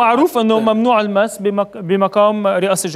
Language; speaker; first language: Arabic; native; Arabic